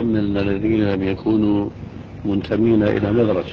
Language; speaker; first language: Arabic; early bilingual, other home language; Albanian